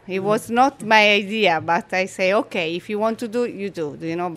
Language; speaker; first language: English; non-native, learner; Italian